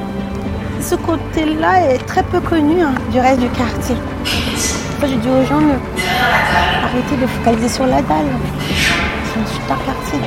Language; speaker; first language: French; non-native, local second language; Sango